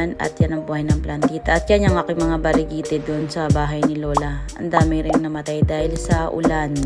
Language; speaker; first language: Filipino; native; Filipino